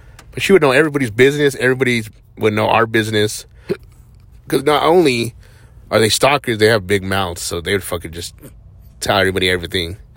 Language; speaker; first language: English; early bilingual, other home language; Spanish